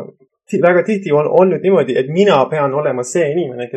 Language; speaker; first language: Estonian; non-native, fluent; Persian